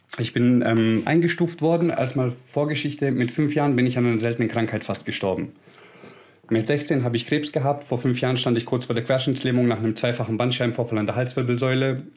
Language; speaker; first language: German; early bilingual, other home language; Croatian